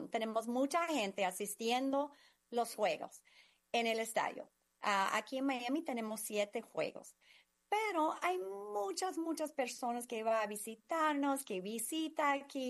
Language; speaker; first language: Spanish; non-native, fluent; English